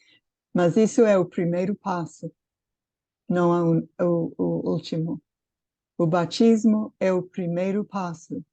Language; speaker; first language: Portuguese; non-native, fluent; English